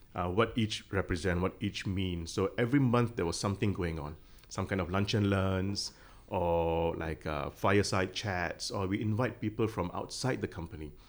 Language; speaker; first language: English; non-native, local second language; Tamil